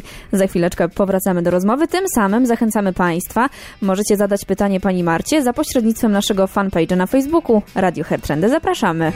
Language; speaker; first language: Polish; native; Polish